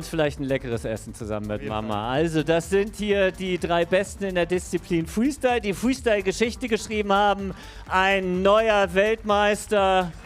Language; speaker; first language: German; native; German